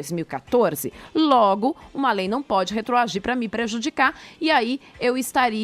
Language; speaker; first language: Portuguese; native; Portuguese